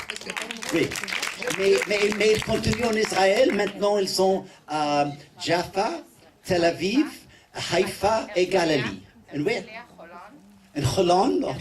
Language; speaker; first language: French; non-native, learner; English